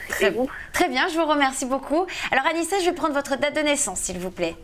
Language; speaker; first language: French; native; French